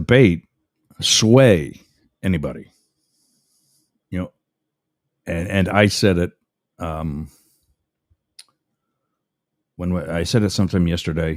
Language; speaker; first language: English; native; English